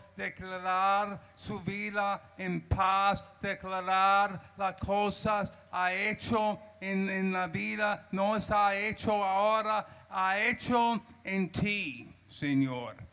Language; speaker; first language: Spanish; non-native, learner; English